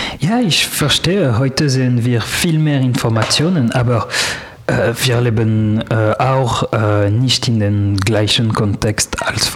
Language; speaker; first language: German; non-native, learner; French